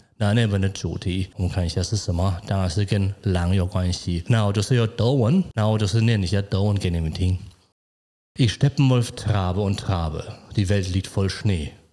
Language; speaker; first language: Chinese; non-native, fluent; German